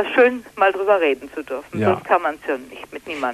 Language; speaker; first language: German; native; German